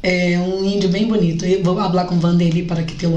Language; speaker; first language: Spanish; non-native, fluent; Portuguese